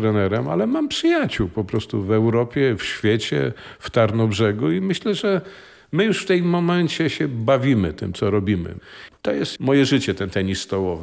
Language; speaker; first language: Polish; native; Polish